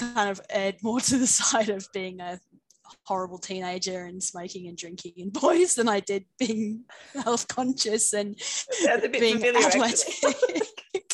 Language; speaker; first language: English; native; English